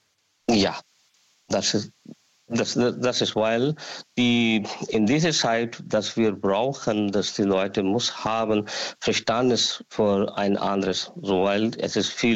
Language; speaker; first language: German; non-native, learner; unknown